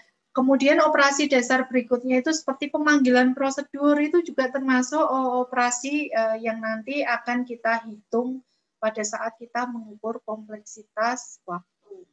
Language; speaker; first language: Indonesian; native; Indonesian